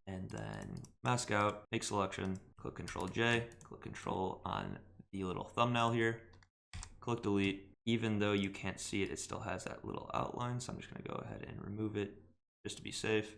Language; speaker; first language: English; native; English